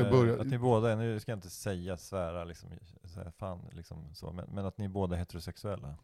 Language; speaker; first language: Swedish; native; Swedish